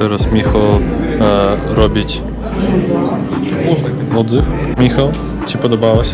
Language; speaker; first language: Polish; non-native, learner; Russian